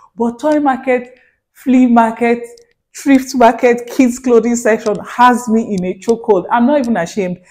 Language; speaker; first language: English; non-native, local second language; Hausa